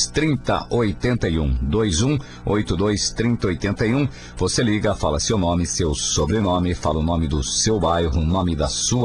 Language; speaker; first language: Portuguese; native; Portuguese